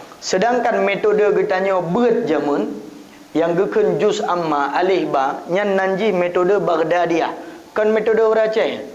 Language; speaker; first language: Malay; non-native, local second language; Achinese